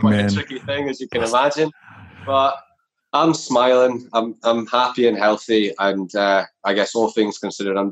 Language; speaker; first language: English; native; English